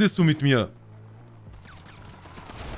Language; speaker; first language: German; early bilingual, other home language; Turkish